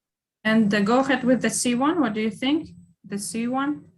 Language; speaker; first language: English; non-native, fluent; Kyrgyz